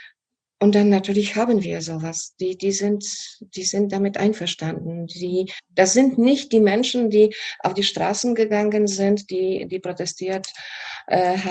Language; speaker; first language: German; non-native, fluent; Polish